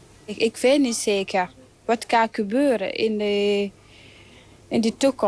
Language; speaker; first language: Dutch; non-native, learner; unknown